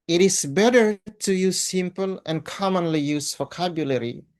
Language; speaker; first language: English; non-native, fluent; Indonesian